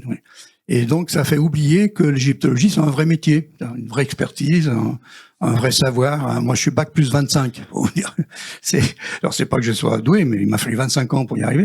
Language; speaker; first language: French; native; French